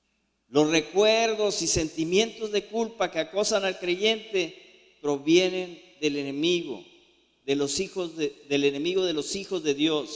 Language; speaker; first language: Spanish; native; Spanish